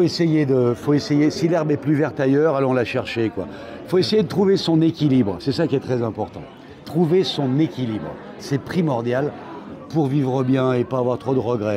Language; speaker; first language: French; native; French